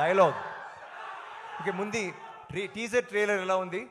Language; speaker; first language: Telugu; non-native, learner; Tamil